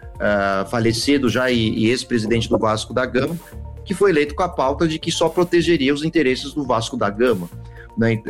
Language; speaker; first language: Portuguese; native; Portuguese